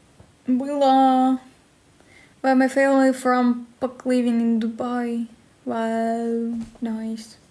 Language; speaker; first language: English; non-native, learner; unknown